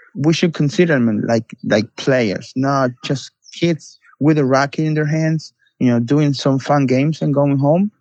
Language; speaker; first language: English; non-native, fluent; Spanish